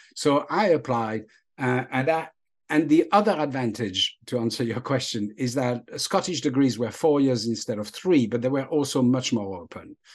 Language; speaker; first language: English; non-native, fluent; French